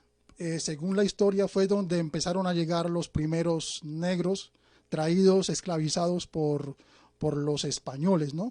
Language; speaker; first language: Spanish; native; Spanish